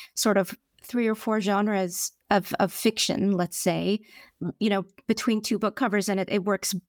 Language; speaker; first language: English; native; English